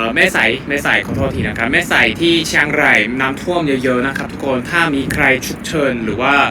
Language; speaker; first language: Thai; non-native, fluent; Korean